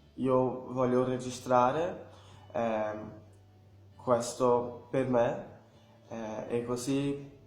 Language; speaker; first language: Italian; non-native, learner; Portuguese